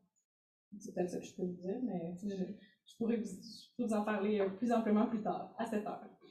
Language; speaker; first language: French; native; French